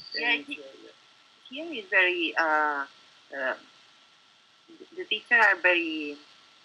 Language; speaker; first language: English; non-native, learner; Spanish